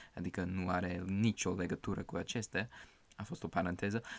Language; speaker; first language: Romanian; non-native, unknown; English